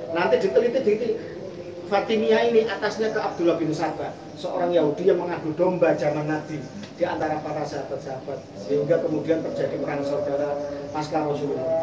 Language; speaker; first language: Indonesian; non-native, local second language; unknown